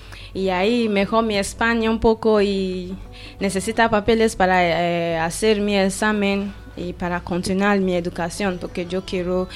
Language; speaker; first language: Spanish; non-native, learner; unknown